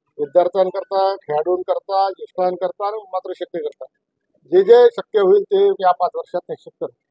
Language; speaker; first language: Marathi; native; Marathi